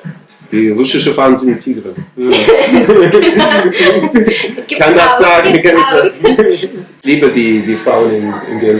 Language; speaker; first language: German; non-native, fluent; English